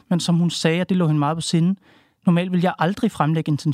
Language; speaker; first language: Danish; native; Danish